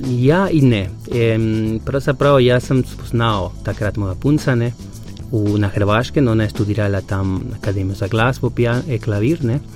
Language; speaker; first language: Slovenian; non-native, fluent; Spanish